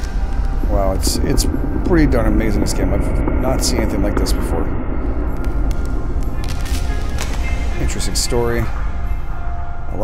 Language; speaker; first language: English; native; English